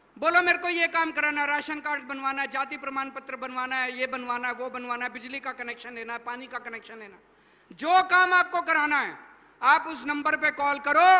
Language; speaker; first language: Hindi; native; Hindi